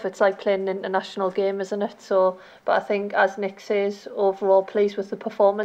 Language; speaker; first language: English; native; English